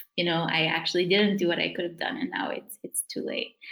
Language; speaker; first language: English; native; English